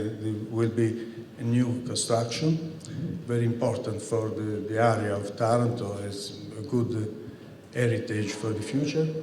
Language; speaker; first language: English; non-native, fluent; Italian